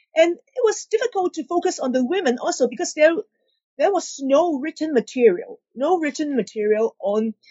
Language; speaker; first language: English; non-native, local second language; Cantonese